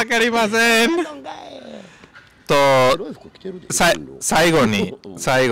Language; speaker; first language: Japanese; non-native, learner; Spanish